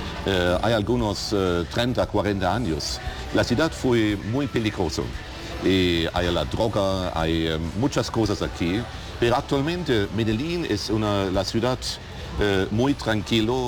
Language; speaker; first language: Spanish; non-native, learner; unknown